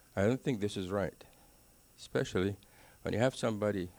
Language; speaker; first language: English; non-native, fluent; Arabic